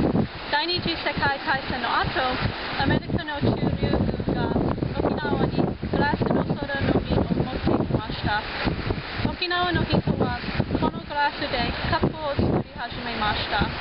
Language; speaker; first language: Japanese; non-native, learner; English